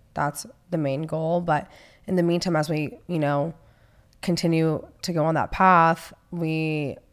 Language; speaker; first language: English; native; English